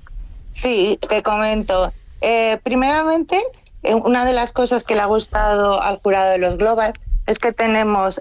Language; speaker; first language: Spanish; native; Spanish